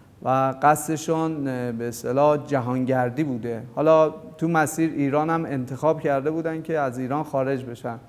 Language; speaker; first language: Persian; native; Persian